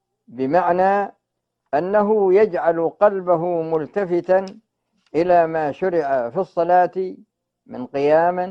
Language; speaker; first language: Arabic; native; Arabic